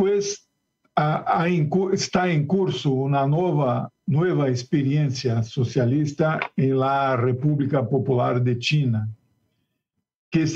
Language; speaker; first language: Spanish; non-native, learner; Portuguese